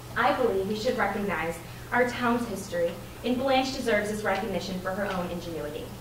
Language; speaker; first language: English; native; English